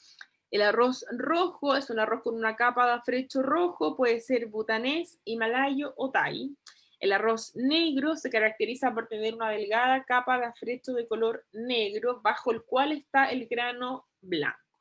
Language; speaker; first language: Spanish; native; Spanish